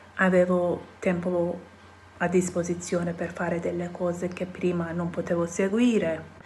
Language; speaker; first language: Italian; non-native, fluent; Persian